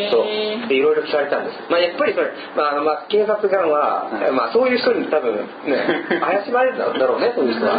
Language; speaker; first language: Japanese; non-native, fluent; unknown